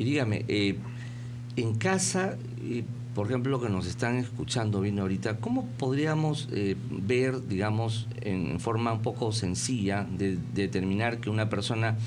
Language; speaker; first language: Spanish; native; Spanish